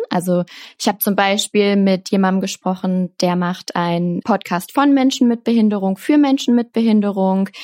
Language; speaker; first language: German; native; German